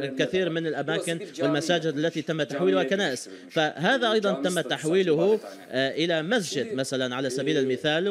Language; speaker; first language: Arabic; non-native, fluent; Turkish